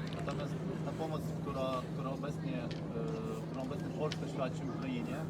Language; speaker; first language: Polish; non-native, fluent; Ukrainian